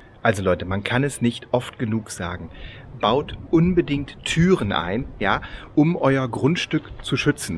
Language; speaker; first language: German; native; German